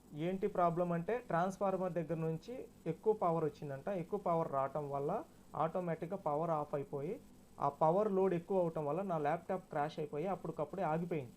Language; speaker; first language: Telugu; native; Telugu